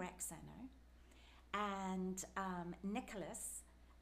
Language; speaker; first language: English; native; English